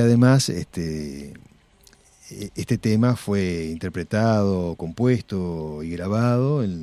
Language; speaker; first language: Spanish; native; Spanish